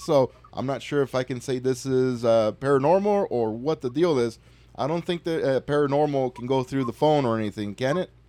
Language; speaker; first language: English; early bilingual, other home language; Spanish